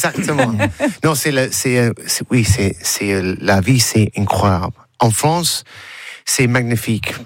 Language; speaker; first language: French; non-native, learner; English